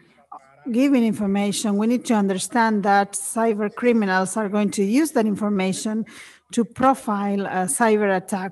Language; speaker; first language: English; non-native, fluent; Spanish